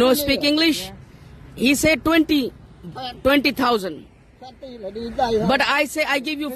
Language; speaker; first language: English; non-native, learner; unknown